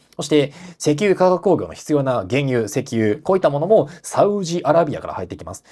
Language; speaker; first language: Japanese; native; Japanese